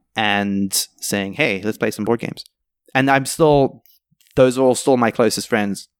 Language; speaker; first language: English; native; English